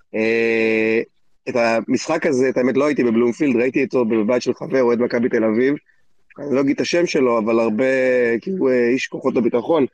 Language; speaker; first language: Hebrew; native; Hebrew